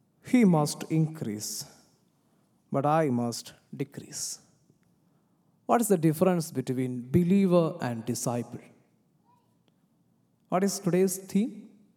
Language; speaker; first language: English; non-native, local second language; Malayalam